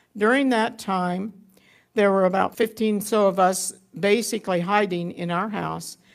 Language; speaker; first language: English; native; English